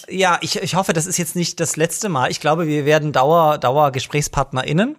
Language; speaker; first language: German; native; German